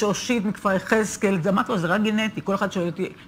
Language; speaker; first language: Hebrew; native; Hebrew